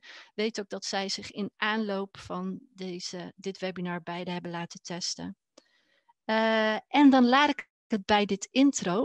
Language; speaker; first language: Dutch; native; Dutch